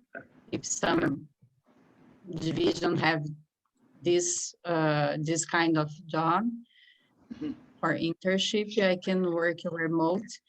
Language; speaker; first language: English; non-native, learner; Portuguese